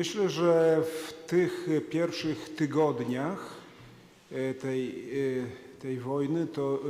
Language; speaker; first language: Polish; non-native, fluent; Ukrainian